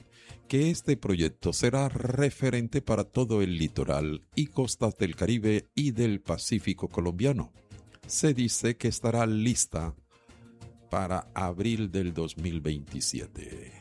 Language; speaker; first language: Spanish; native; Spanish